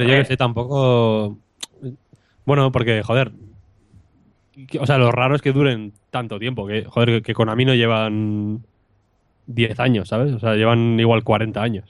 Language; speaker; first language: Spanish; native; Spanish